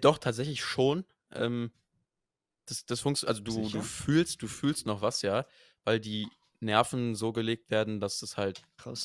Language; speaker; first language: German; native; German